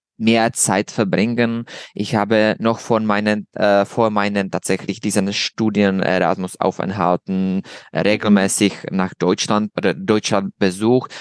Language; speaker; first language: German; non-native, fluent; Czech